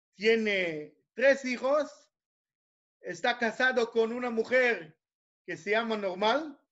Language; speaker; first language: Spanish; non-native, fluent; Hebrew